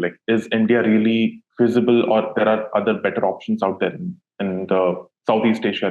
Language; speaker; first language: English; non-native, local second language; Hindi